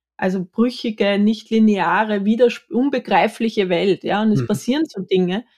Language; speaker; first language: German; native; German